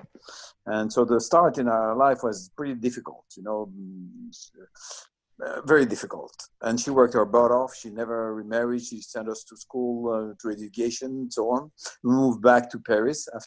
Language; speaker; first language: English; non-native, fluent; French